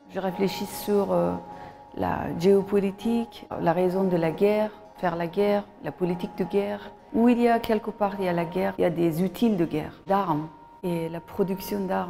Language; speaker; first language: French; non-native, fluent; Persian